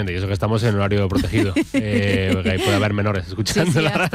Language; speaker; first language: Spanish; native; Spanish